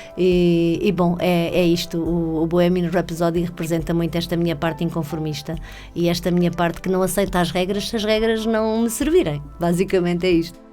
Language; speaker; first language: Portuguese; native; Portuguese